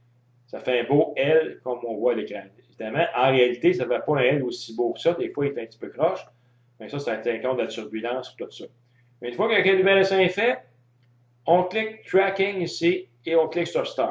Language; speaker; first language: French; native; French